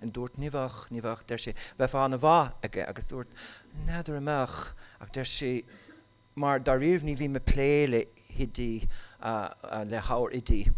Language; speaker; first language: Irish; native; Irish